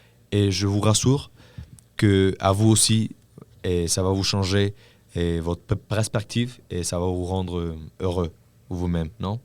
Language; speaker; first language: French; non-native, fluent; Spanish